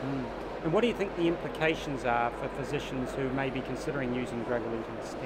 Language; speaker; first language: English; native; English